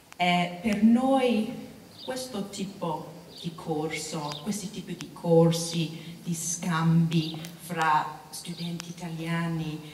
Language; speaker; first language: Italian; non-native, fluent; English